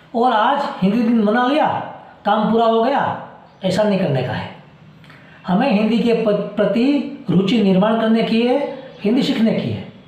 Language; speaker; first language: Hindi; non-native, local second language; Gujarati